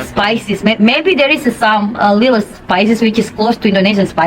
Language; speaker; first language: English; non-native, fluent; Indonesian